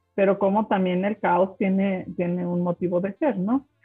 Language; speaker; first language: Spanish; non-native, local second language; German